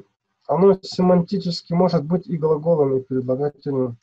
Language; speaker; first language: Russian; non-native, local second language; Yakut